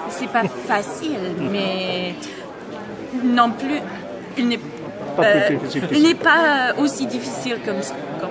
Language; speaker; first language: French; non-native, fluent; English